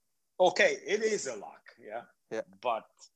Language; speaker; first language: English; non-native, fluent; Polish